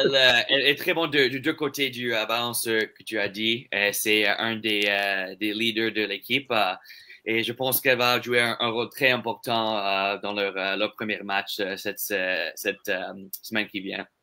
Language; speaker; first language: French; non-native, local second language; English